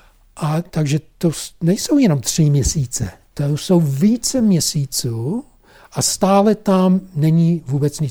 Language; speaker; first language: Czech; non-native, fluent; English